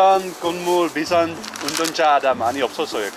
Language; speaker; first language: Korean; non-native, learner; Dutch